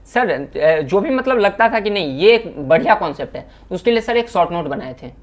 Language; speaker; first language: Hindi; native; Hindi